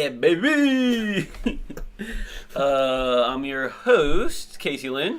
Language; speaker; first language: English; native; English